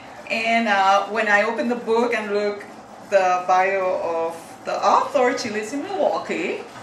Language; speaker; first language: English; non-native, fluent; Spanish